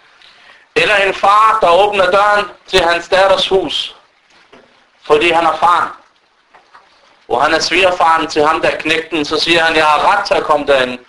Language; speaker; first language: Danish; non-native, fluent; Arabic